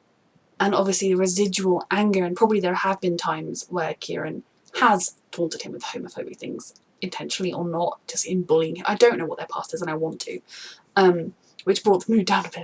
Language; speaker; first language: English; native; English